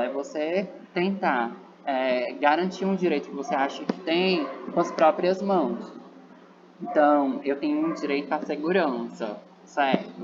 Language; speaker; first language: Portuguese; native; Portuguese